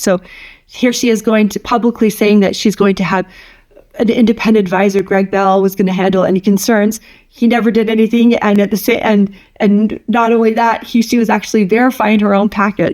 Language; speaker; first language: English; native; English